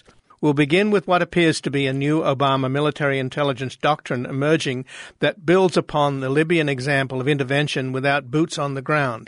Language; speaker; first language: English; native; English